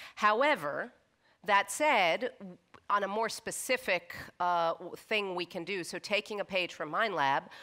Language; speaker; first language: English; native; English